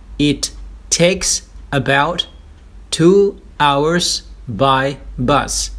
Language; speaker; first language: English; non-native, fluent; Thai